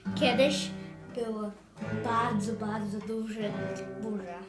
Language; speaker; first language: Polish; early bilingual, heritage; Polish